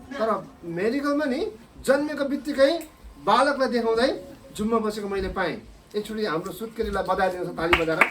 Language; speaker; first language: Nepali; native; Nepali